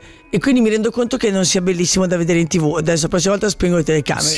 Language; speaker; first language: Italian; native; Italian